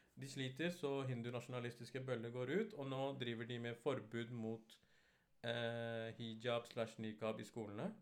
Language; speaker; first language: Norwegian; early bilingual, other home language; Urdu